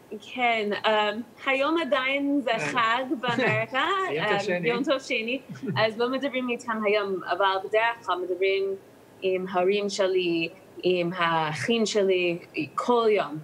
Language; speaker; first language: Hebrew; non-native, learner; English